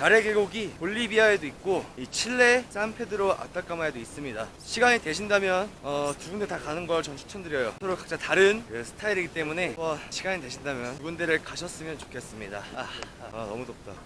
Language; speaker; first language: Korean; native; Korean